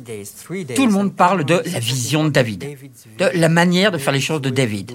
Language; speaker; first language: French; native; French